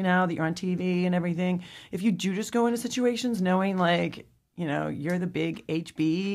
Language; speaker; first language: English; native; English